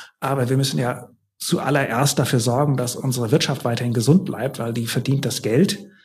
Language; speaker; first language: German; native; German